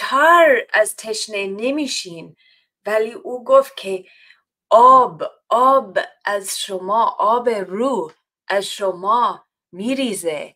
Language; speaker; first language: Persian; non-native, fluent; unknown